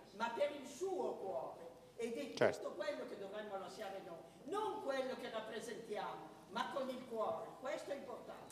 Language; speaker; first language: Italian; native; Italian